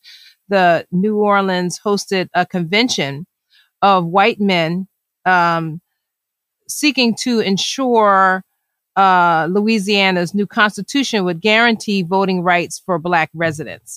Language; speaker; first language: English; native; English